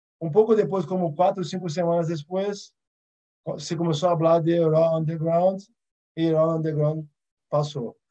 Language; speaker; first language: Portuguese; early bilingual, other home language; Arabic